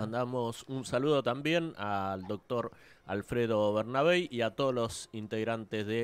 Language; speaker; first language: Spanish; native; Spanish